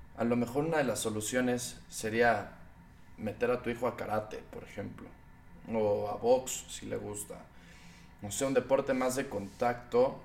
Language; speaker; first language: Spanish; native; Spanish